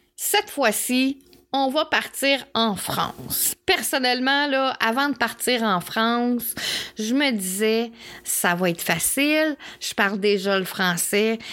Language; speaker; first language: French; native; French